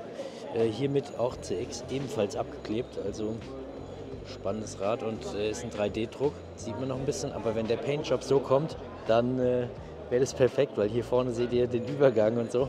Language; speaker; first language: German; native; German